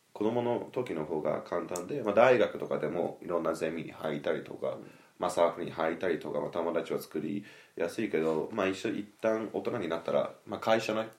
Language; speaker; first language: Japanese; non-native, fluent; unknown